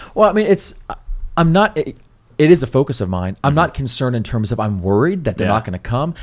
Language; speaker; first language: English; native; English